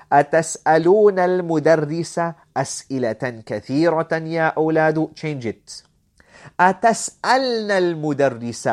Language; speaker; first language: Arabic; non-native, fluent; English